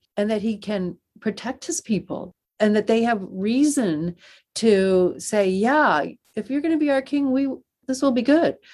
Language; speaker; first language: English; native; English